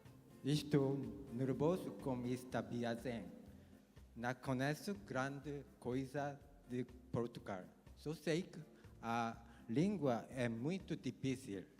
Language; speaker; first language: Portuguese; non-native, learner; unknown